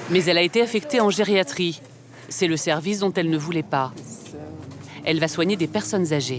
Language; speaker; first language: French; native; French